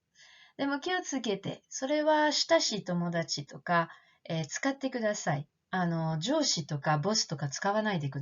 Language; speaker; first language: Japanese; non-native, fluent; French